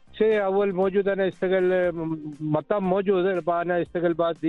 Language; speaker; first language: Arabic; non-native, learner; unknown